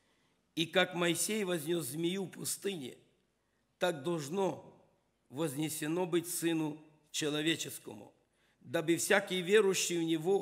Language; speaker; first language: Russian; non-native, local second language; Ukrainian